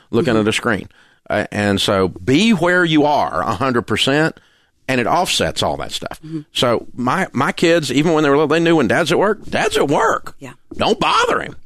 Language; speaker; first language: English; native; English